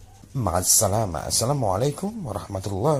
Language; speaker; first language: Arabic; non-native, learner; Indonesian